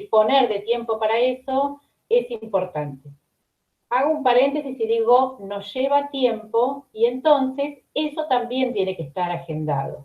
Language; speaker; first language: Spanish; native; Spanish